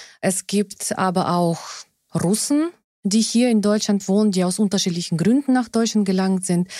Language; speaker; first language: German; non-native, fluent; Russian